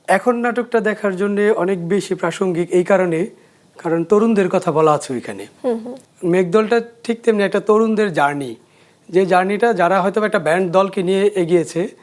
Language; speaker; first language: Bangla; native; Bangla